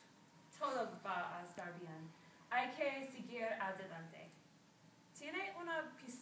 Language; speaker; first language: Spanish; non-native, learner; English